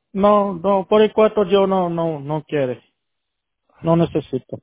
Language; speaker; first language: Spanish; non-native, learner; Portuguese